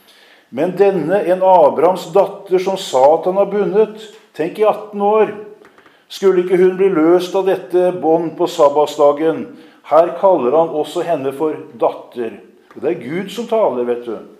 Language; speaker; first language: Norwegian; native; Norwegian